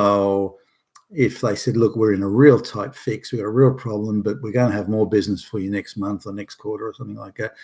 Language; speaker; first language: English; native; English